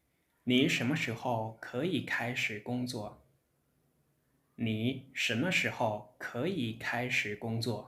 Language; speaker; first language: Chinese; non-native, fluent; Lao